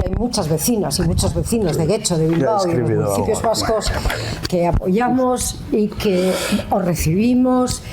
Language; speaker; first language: Spanish; native; Spanish